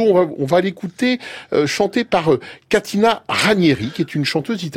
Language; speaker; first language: French; native; French